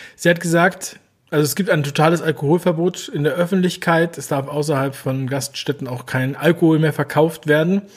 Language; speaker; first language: German; native; German